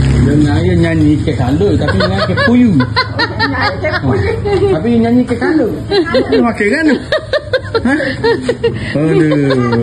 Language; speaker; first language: Malay; native; Malay